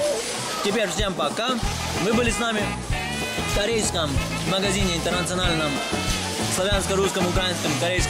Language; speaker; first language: Russian; native; Russian